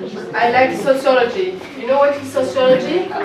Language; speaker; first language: English; non-native, fluent; French